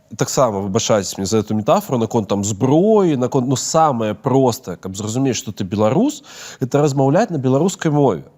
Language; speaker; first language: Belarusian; non-native, local second language; Russian